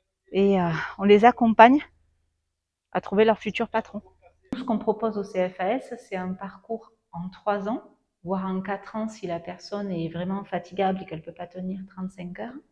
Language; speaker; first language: French; native; French